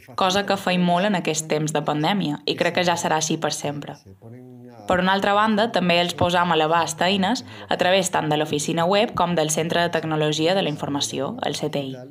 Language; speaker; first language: Catalan; native; Catalan